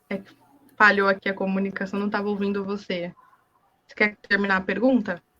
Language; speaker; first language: Portuguese; native; Portuguese